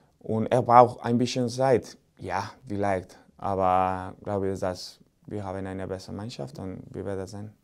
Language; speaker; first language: German; non-native, learner; Spanish